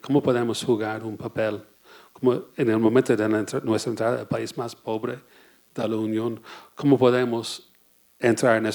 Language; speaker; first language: Spanish; non-native, fluent; English